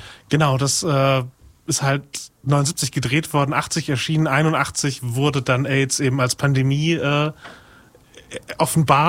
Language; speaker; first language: German; native; German